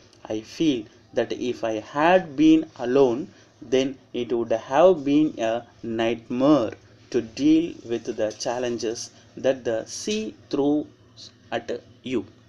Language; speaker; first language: English; non-native, local second language; Tamil